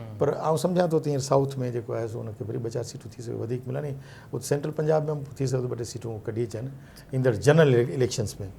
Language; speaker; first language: Sindhi; non-native, local second language; Urdu